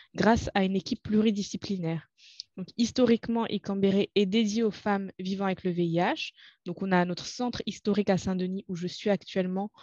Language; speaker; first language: French; non-native, local second language; Arabic